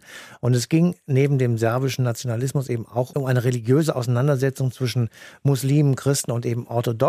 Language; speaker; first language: German; native; German